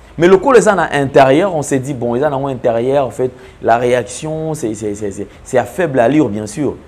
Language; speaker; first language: French; non-native, local second language; Lingala